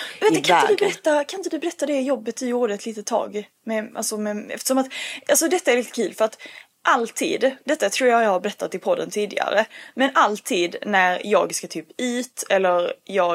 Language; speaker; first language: Swedish; early bilingual, other home language; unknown